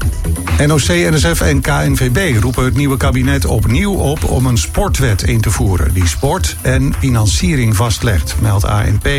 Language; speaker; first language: Dutch; native; Dutch